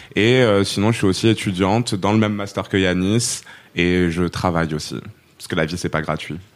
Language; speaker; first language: French; non-native, local second language; Arabic